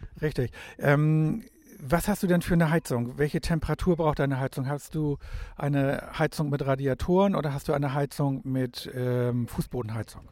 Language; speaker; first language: German; native; German